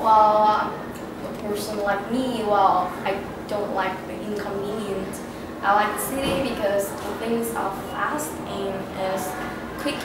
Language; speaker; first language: English; non-native, learner; Vietnamese